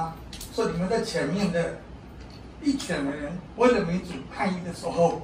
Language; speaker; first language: Chinese; non-native, learner; Burmese